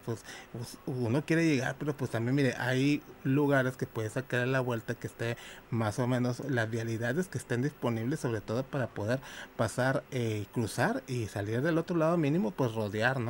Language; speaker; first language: Spanish; native; Spanish